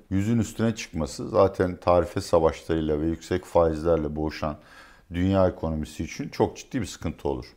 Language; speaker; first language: Turkish; native; Turkish